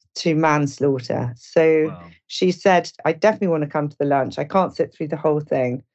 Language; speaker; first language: English; native; English